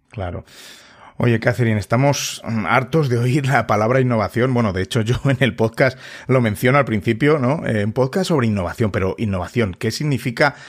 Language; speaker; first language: Spanish; native; Spanish